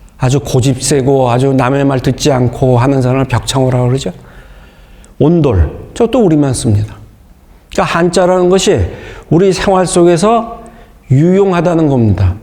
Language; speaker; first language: Korean; native; Korean